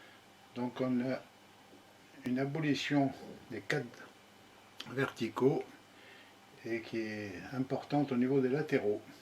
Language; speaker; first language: French; native; French